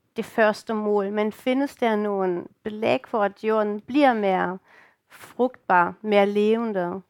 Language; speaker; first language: Danish; non-native, fluent; German